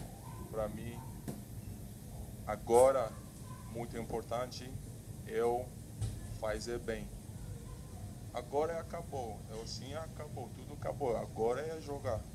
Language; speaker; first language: Portuguese; non-native, learner; English